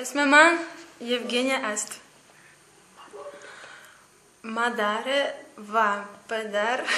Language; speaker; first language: Persian; non-native, learner; Russian